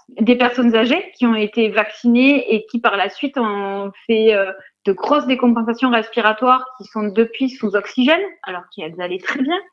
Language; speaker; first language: French; native; French